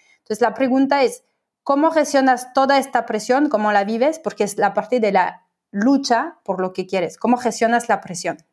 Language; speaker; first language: Spanish; non-native, fluent; French